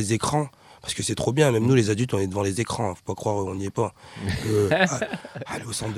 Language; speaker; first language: French; native; French